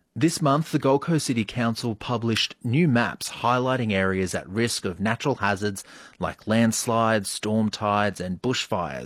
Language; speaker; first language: English; native; English